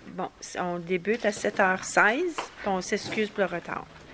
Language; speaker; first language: French; native; French